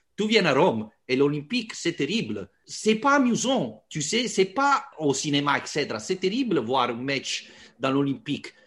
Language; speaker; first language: French; non-native, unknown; Italian